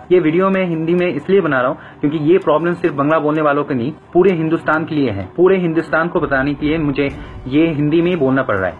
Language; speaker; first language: Hindi; non-native, fluent; Bangla